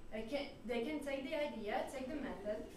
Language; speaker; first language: English; non-native, learner; French